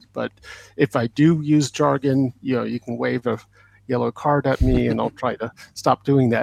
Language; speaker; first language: English; native; English